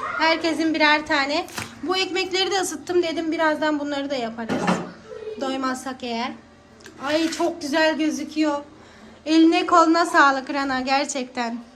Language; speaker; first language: Turkish; native; Turkish